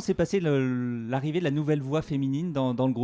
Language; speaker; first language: French; native; French